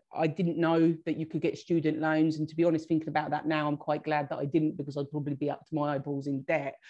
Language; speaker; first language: English; native; English